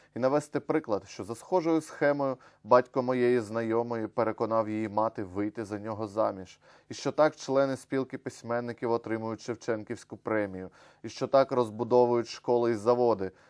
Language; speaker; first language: Ukrainian; native; Ukrainian